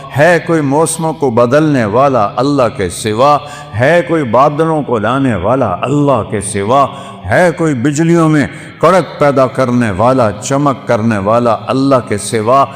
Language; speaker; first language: Urdu; non-native, local second language; Saraiki